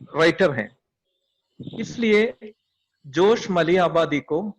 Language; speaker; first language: Hindi; non-native, local second language; Malayalam